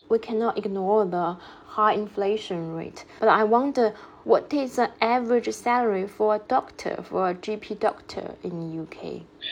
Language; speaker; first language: English; non-native, fluent; Chinese